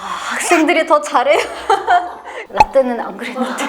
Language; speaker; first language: Korean; non-native, fluent; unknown